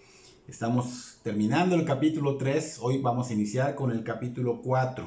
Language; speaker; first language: Spanish; native; Spanish